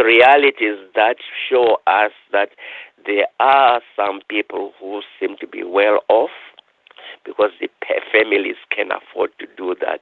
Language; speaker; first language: English; non-native, local second language; Shona